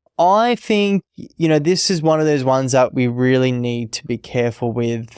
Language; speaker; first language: English; native; English